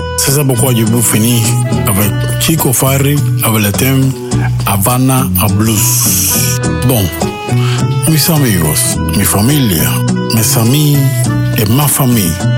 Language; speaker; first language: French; non-native, learner; Spanish